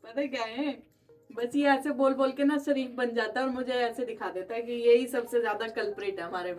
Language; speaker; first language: Hindi; native; Hindi